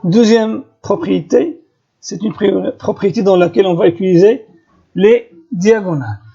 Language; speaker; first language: French; non-native, local second language; Arabic